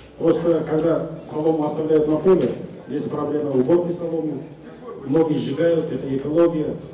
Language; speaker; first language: Russian; non-native, local second language; Kazakh